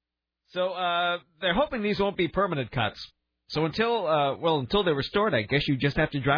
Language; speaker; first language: English; native; English